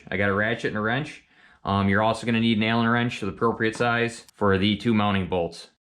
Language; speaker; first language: English; native; English